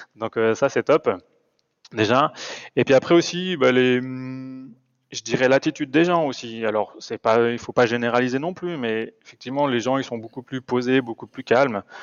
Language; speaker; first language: French; native; French